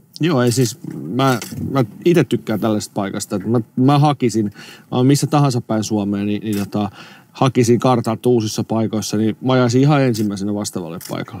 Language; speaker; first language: Finnish; native; Finnish